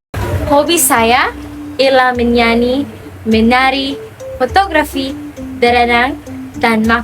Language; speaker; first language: Indonesian; non-native, learner; Filipino